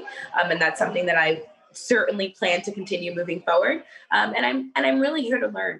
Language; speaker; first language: English; native; English